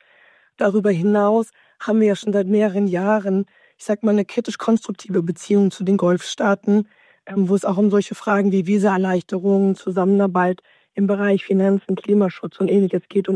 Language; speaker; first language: German; native; German